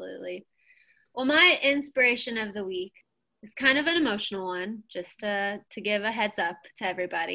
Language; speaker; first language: English; native; English